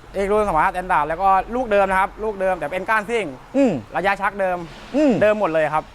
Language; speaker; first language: Thai; native; Thai